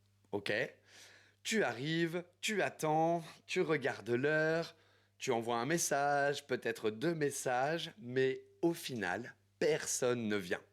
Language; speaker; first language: French; native; French